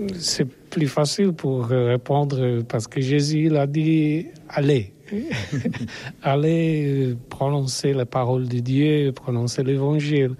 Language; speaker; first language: French; non-native, learner; Polish